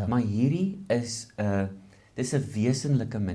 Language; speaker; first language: Afrikaans; native; Afrikaans